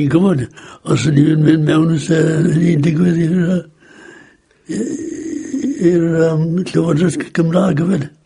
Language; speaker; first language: Welsh; native; Welsh